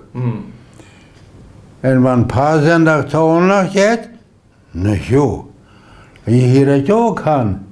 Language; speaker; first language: German; non-native, local second language; Low German